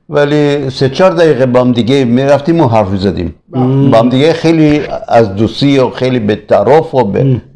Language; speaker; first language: Persian; early bilingual, other home language; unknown